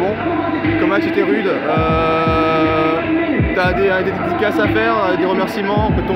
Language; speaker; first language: French; native; French